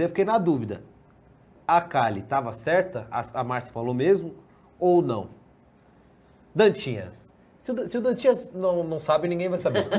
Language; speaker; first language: Portuguese; native; Portuguese